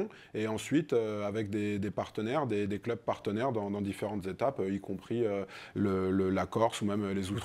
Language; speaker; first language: French; native; French